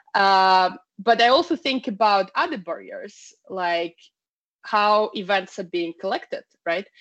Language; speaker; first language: English; non-native, fluent; Russian